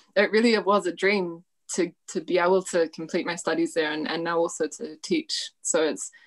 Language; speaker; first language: English; native; English